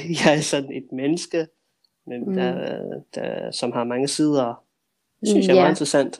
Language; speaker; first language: Danish; early bilingual, heritage; Danish